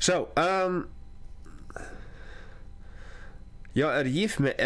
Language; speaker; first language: Swedish; non-native, learner; English